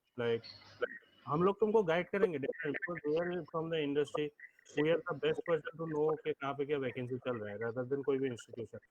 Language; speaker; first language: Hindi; non-native, local second language; Bangla